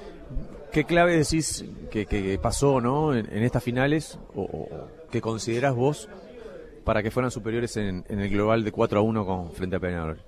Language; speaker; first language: Spanish; native; Spanish